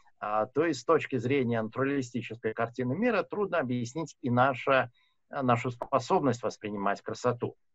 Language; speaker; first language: Russian; native; Russian